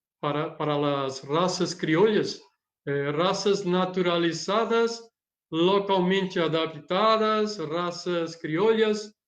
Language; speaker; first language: Spanish; non-native, learner; Portuguese